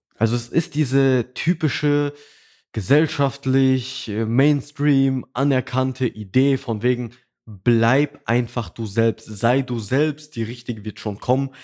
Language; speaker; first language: German; early bilingual, other home language; Russian